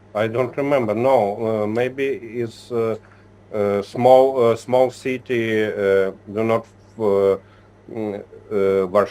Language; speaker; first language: English; non-native, learner; Ukrainian